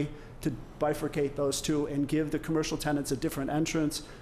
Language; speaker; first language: English; native; English